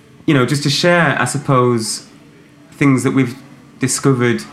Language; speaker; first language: English; native; English